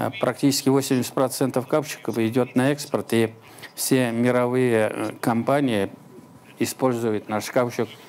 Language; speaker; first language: Russian; non-native, local second language; Tatar